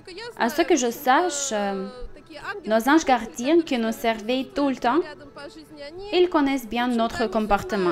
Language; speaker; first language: French; non-native, fluent; Russian